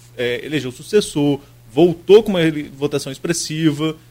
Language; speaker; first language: Portuguese; native; Portuguese